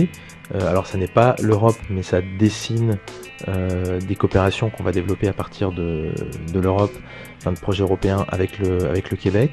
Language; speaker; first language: French; native; French